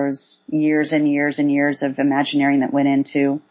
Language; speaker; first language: English; native; English